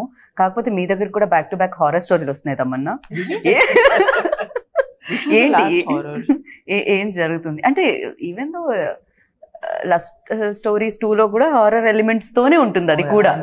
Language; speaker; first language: Telugu; native; Telugu